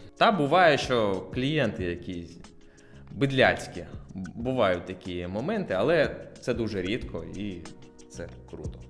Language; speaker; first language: Ukrainian; non-native, local second language; Russian